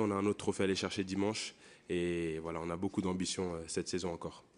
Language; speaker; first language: French; native; French